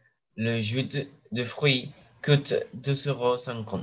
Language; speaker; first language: French; non-native, learner; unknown